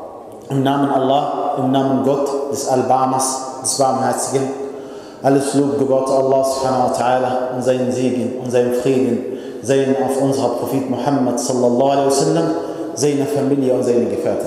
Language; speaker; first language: German; non-native, fluent; Arabic